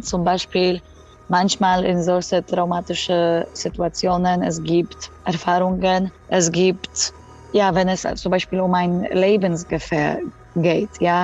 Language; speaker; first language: German; non-native, fluent; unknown